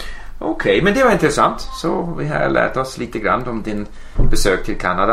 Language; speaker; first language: Swedish; non-native, fluent; English